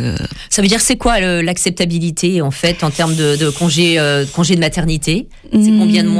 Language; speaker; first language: French; native; French